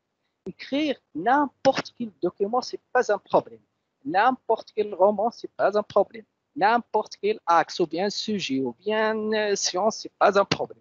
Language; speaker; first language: French; non-native, local second language; Arabic